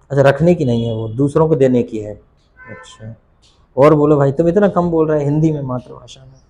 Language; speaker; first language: Hindi; native; Hindi